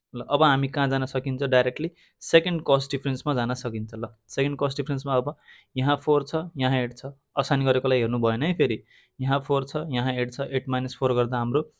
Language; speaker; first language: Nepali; native; Nepali